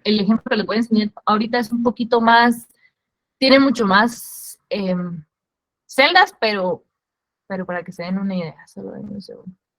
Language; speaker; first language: Spanish; native; Spanish